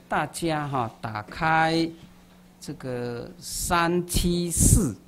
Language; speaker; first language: Chinese; native; Chinese